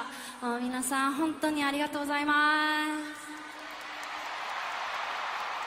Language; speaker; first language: Japanese; non-native, learner; Korean